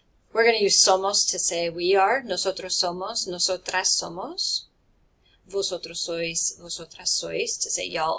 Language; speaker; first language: Spanish; non-native, fluent; English